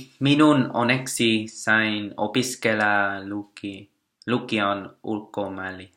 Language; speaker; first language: Finnish; non-native, learner; Vietnamese